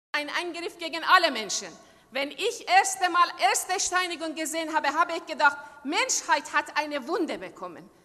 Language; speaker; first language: German; non-native, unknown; Persian